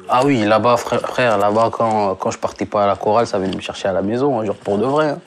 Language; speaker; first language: French; non-native, local second language; Lingala